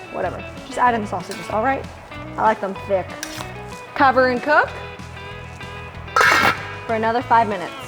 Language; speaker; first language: English; native; English